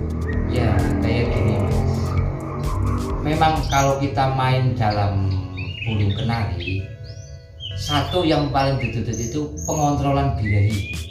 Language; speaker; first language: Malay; non-native, local second language; Javanese